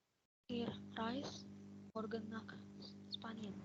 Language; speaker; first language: German; non-native, learner; Indonesian